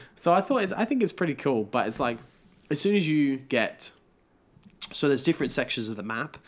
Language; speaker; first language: English; native; English